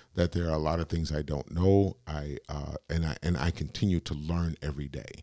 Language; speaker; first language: English; native; English